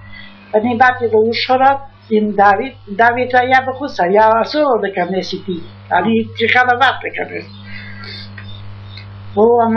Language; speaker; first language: Hebrew; non-native, fluent; Yiddish